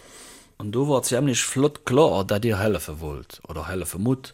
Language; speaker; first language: German; native; German